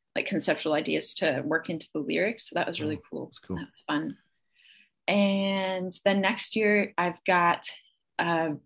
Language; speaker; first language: English; native; English